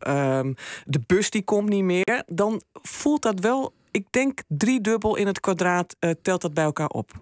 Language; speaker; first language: Dutch; native; Dutch